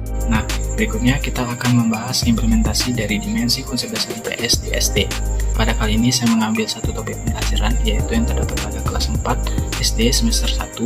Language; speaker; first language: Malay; non-native, local second language; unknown